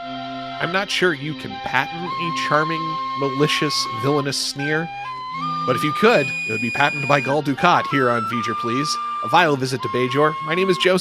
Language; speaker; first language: English; native; English